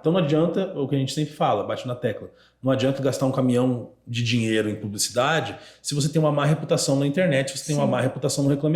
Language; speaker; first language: Portuguese; native; Portuguese